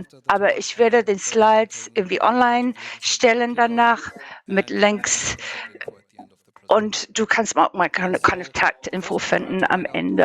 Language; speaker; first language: German; non-native, learner; English